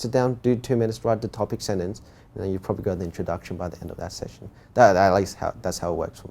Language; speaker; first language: English; native; English